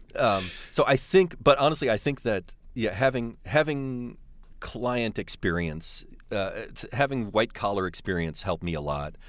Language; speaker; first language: English; native; English